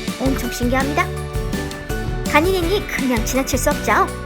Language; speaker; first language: Korean; native; Korean